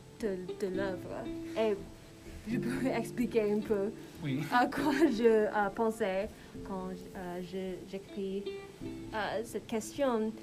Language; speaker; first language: French; non-native, learner; English